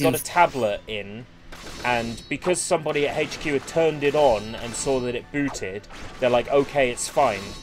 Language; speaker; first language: English; native; English